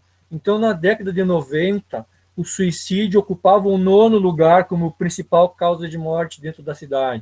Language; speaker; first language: Portuguese; native; Portuguese